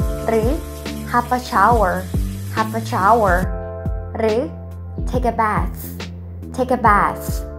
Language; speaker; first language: English; non-native, fluent; Thai